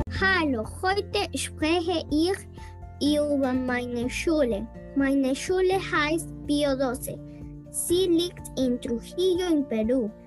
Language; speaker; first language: German; non-native, learner; Spanish